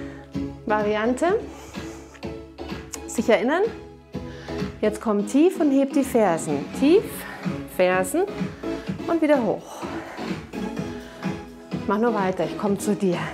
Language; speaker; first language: German; native; German